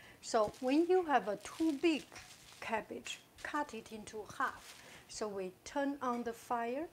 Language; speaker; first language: English; non-native, fluent; Chinese